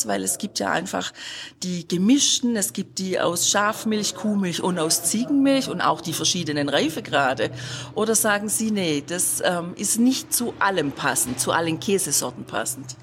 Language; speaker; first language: German; native; German